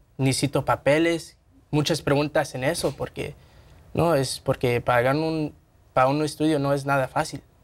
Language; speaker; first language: Spanish; early bilingual, heritage; Spanish